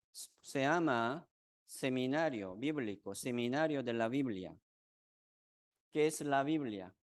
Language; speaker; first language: Spanish; non-native, fluent; Korean